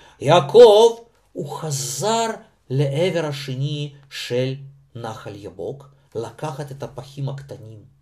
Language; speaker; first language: Hebrew; non-native, fluent; Russian